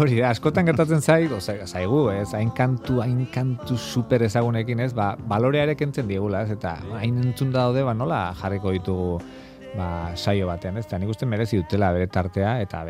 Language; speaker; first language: Basque; native; Basque